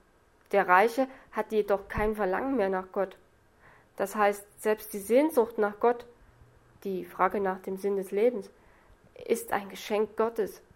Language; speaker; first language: German; native; German